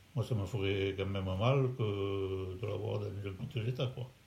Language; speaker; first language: French; native; French